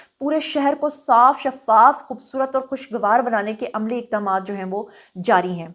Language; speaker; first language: Urdu; non-native, local second language; Punjabi